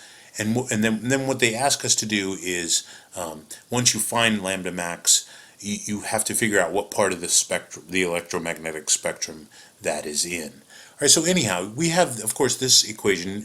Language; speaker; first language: English; native; English